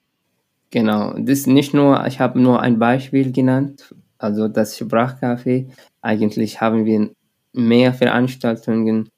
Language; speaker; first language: German; non-native, learner; Arabic